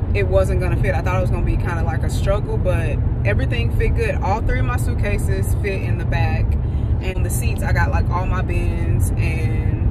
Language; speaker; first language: English; native; English